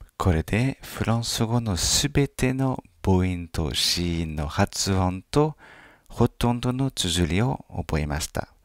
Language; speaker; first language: Japanese; non-native, fluent; French